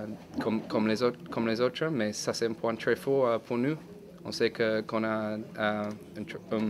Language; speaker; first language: French; non-native, fluent; English